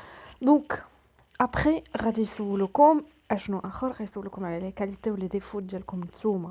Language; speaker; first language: Arabic; native; Arabic